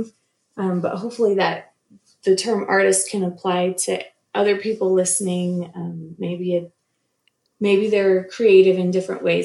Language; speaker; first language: English; native; English